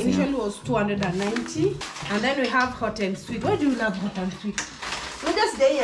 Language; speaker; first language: English; non-native, local second language; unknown